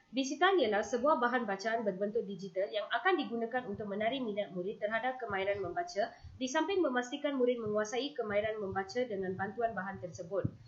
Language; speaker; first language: Malay; non-native, local second language; Tamil